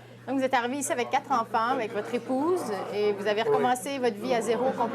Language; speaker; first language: French; native; French